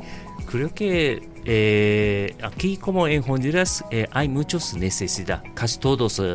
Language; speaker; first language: Spanish; non-native, fluent; Japanese